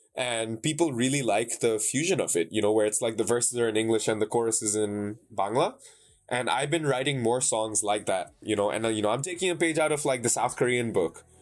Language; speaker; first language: English; non-native, local second language; Bangla